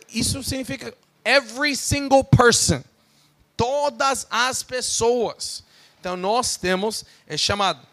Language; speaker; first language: Portuguese; non-native, fluent; English